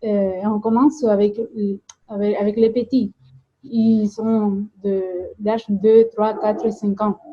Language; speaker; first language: French; non-native, fluent; Spanish